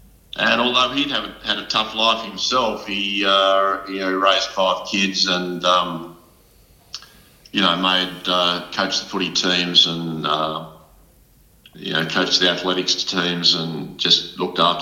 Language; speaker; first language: English; native; English